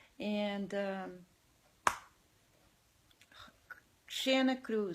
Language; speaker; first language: German; early bilingual, heritage; German